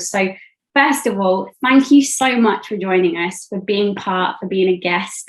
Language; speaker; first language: English; native; English